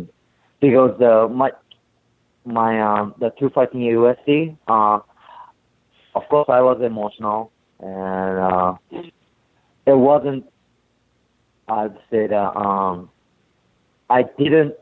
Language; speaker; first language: English; non-native, fluent; Japanese